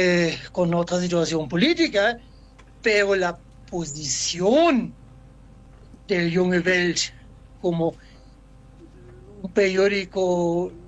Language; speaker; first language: Spanish; non-native, fluent; German